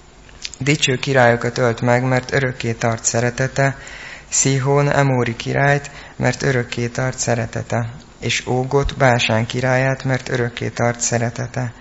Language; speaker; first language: Hungarian; native; Hungarian